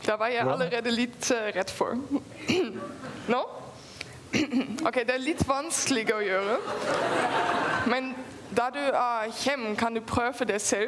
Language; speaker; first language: Norwegian; non-native, fluent; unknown